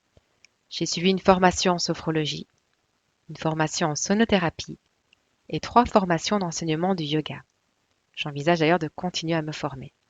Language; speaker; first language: French; native; French